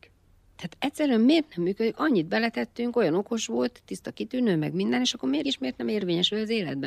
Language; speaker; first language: Hungarian; native; Hungarian